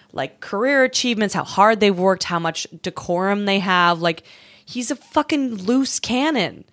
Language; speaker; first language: English; native; English